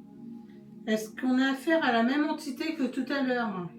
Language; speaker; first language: French; native; French